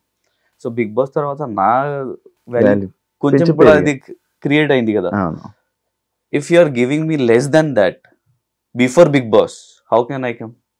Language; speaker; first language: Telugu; non-native, local second language; Urdu